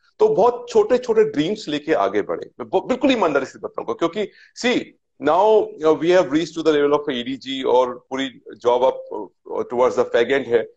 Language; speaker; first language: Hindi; native; Hindi